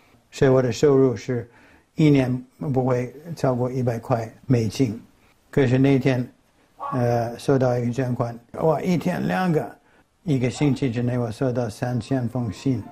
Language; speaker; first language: Chinese; non-native, fluent; English